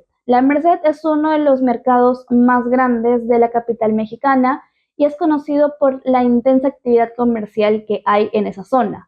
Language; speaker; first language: Spanish; native; Spanish